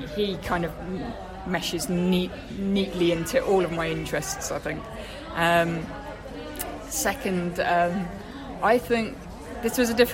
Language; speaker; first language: English; native; English